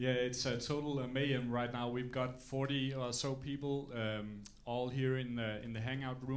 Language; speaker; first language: English; non-native, fluent; Danish